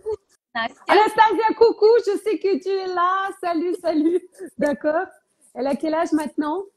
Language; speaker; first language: French; non-native, fluent; Ukrainian